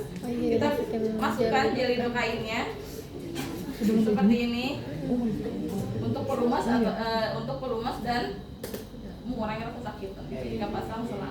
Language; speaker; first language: Indonesian; native; Indonesian